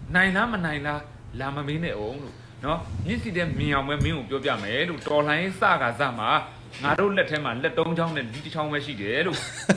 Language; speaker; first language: Burmese; native; Burmese